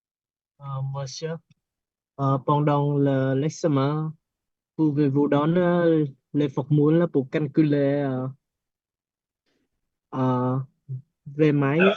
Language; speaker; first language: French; non-native, learner; Vietnamese